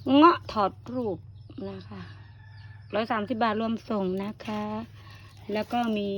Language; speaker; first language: Thai; non-native, local second language; Northeastern Thai